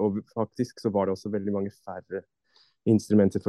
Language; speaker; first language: Norwegian; non-native, fluent; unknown